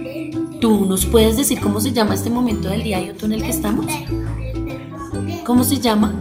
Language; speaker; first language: Spanish; native; Spanish